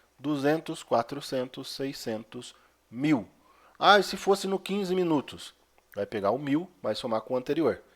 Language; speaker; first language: Portuguese; native; Portuguese